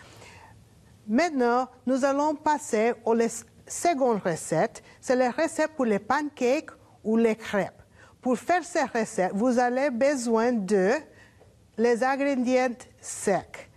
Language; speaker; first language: French; non-native, learner; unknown